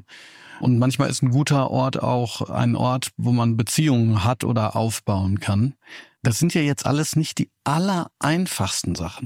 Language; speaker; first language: German; native; German